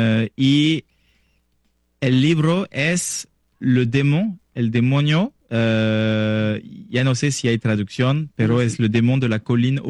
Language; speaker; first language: Spanish; non-native, learner; French